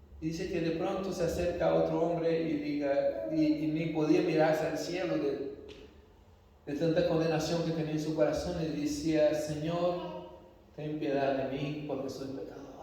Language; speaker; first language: Spanish; non-native, fluent; Portuguese